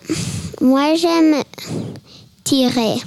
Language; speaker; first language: French; early bilingual, heritage; French